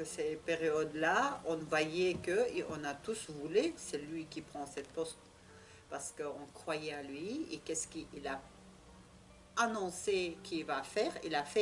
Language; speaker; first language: French; non-native, learner; Russian